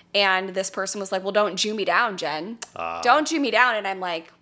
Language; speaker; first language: English; native; English